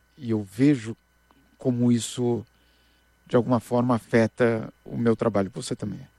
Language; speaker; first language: Portuguese; native; Portuguese